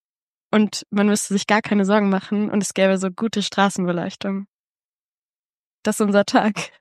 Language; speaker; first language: German; native; German